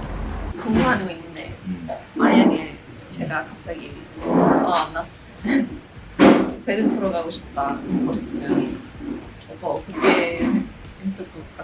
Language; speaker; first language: Korean; non-native, fluent; Swedish